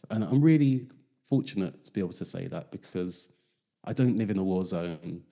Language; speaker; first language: English; native; English